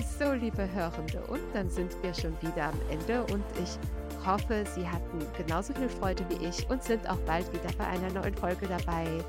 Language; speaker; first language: German; native; German